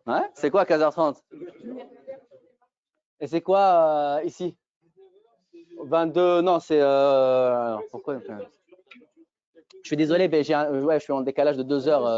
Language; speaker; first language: French; native; French